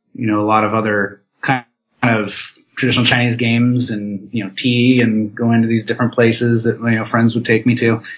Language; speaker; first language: English; native; English